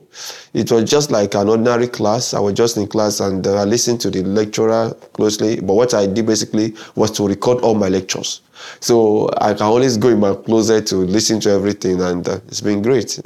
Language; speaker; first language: English; non-native, local second language; Yoruba